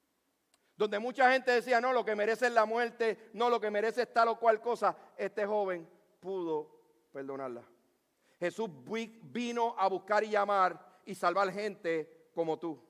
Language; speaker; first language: Spanish; native; Spanish